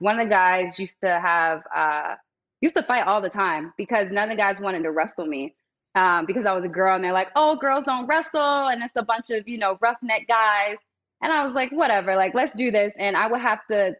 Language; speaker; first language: English; native; English